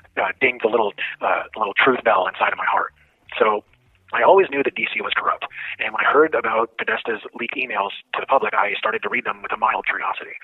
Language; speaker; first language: English; native; English